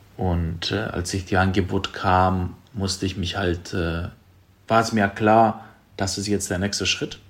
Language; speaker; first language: German; non-native, fluent; Greek